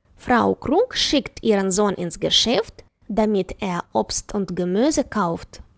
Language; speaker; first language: German; non-native, fluent; Ukrainian